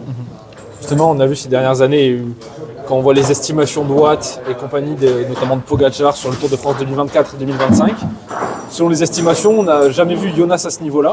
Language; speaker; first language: French; native; French